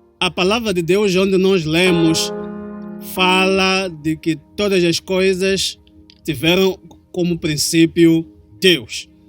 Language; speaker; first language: Portuguese; non-native, local second language; Tsonga